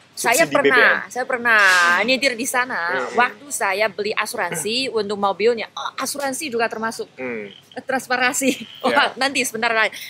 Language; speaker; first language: Indonesian; non-native, fluent; Chinese